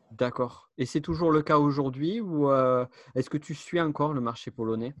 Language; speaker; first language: French; native; French